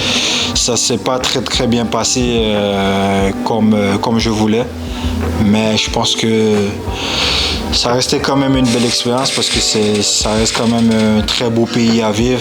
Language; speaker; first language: French; non-native, local second language; Haitian Creole